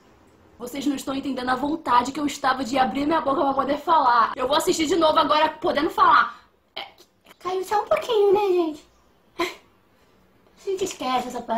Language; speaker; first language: Portuguese; native; Portuguese